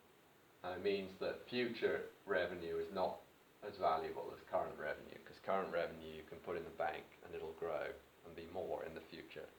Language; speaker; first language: English; native; English